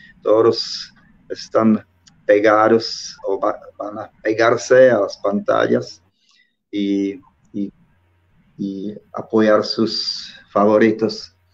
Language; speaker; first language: Spanish; non-native, fluent; Czech